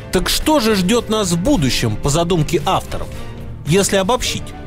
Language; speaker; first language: Russian; native; Russian